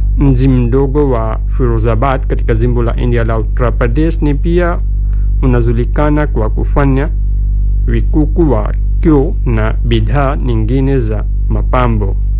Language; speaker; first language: Swahili; non-native, fluent; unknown